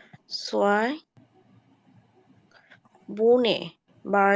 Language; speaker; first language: German; non-native, learner; Bangla